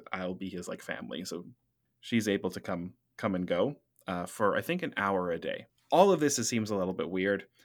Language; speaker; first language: English; native; English